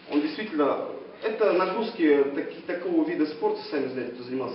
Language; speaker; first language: Russian; native; Russian